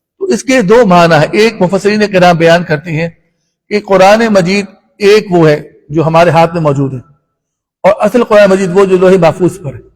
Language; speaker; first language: Urdu; non-native, local second language; Punjabi